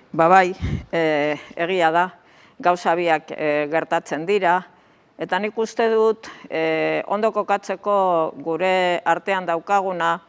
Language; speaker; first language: Basque; native; Basque